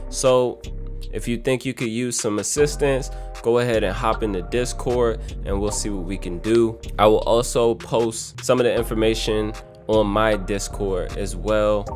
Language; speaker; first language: English; native; English